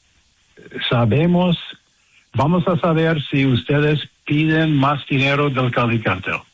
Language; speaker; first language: Spanish; non-native, learner; English